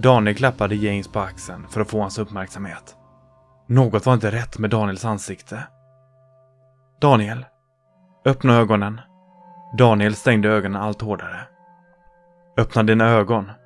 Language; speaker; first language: Swedish; native; Swedish